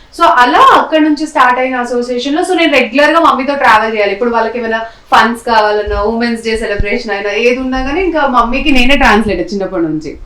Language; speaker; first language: Telugu; non-native, local second language; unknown